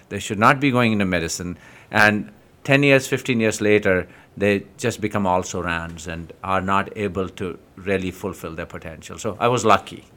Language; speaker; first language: English; non-native, local second language; Kashmiri